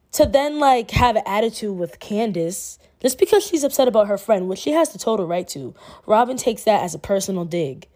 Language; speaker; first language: English; native; English